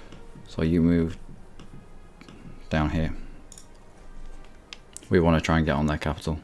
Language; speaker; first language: English; native; English